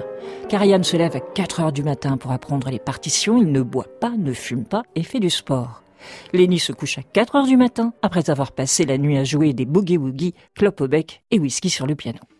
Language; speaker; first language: French; native; French